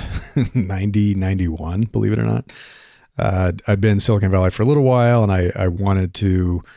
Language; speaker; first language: English; native; English